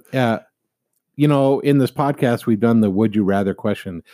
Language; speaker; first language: English; native; English